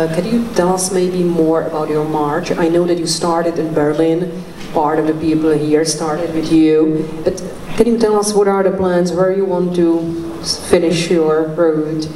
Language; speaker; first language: English; non-native, fluent; Czech